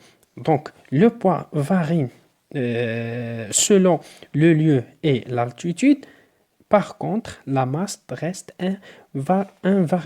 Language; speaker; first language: French; non-native, local second language; Arabic